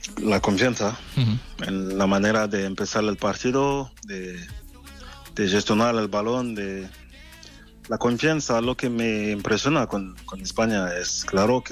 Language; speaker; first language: Spanish; non-native, fluent; French